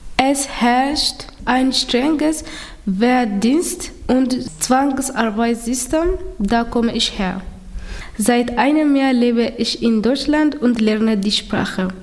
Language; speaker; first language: German; non-native, learner; Tigrinya